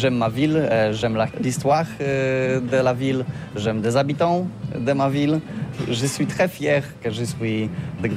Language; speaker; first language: French; non-native, learner; Polish